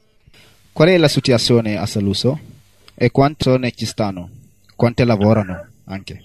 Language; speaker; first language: Italian; non-native, learner; Wolof